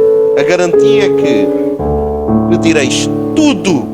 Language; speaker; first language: Portuguese; native; Portuguese